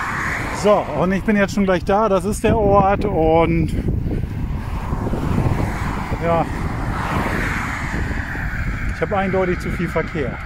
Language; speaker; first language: German; native; German